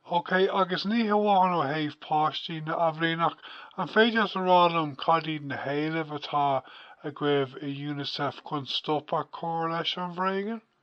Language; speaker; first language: Irish; non-native, local second language; English